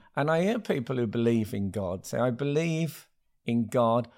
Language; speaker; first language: English; native; English